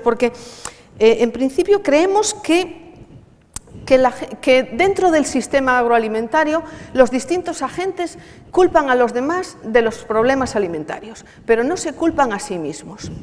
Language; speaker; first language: Spanish; native; Spanish